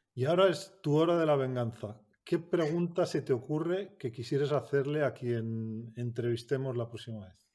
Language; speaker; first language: Spanish; native; Spanish